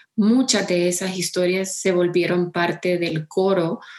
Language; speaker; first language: Spanish; early bilingual, heritage; Spanish